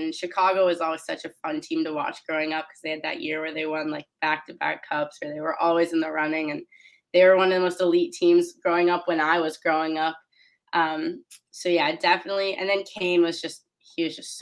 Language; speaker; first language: English; native; English